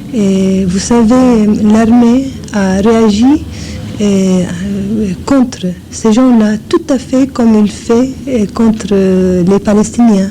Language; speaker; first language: French; non-native, fluent; English